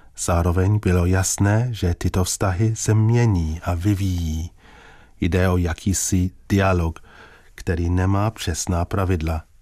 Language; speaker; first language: Czech; native; Czech